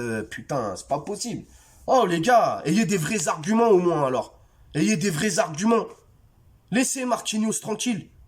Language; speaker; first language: French; native; French